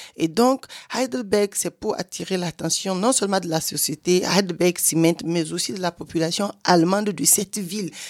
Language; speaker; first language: German; non-native, fluent; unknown